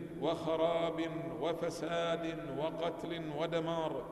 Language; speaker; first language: Arabic; native; Arabic